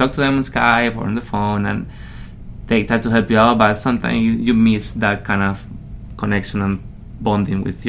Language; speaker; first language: English; non-native, fluent; Spanish